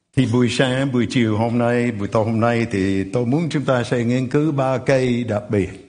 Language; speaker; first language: Vietnamese; non-native, fluent; English